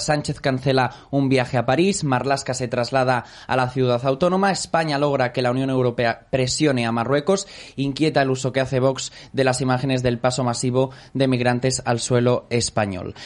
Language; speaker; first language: Spanish; non-native, local second language; Catalan